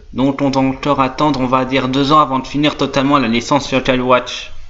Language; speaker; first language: French; native; French